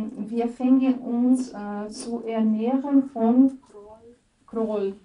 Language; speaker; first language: German; non-native, fluent; Portuguese